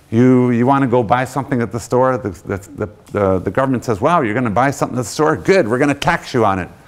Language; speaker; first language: English; native; English